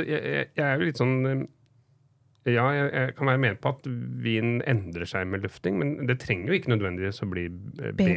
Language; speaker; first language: Norwegian; native; Norwegian